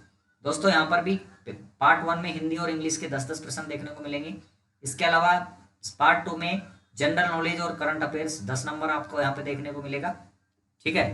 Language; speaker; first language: Hindi; native; Hindi